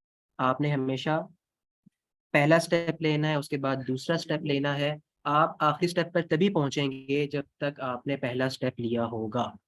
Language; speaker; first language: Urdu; non-native, local second language; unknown